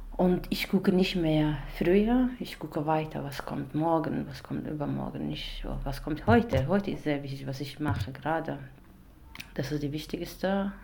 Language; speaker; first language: German; non-native, learner; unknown